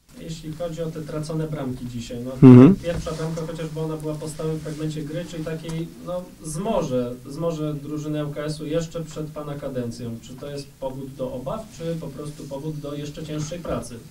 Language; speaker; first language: Polish; native; Polish